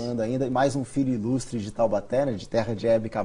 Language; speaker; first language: Portuguese; native; Portuguese